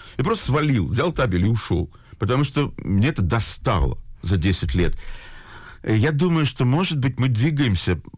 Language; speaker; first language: Russian; native; Russian